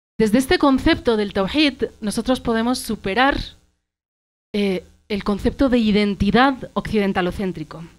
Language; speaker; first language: Spanish; early bilingual, other home language; Arabic